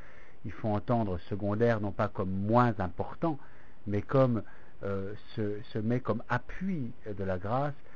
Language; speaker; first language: French; native; French